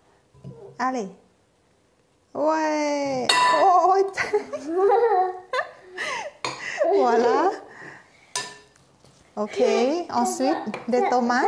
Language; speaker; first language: French; non-native, learner; Thai